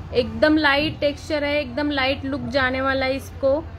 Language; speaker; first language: Hindi; non-native, local second language; Marathi